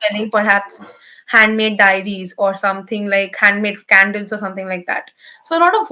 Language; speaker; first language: English; non-native, local second language; Bangla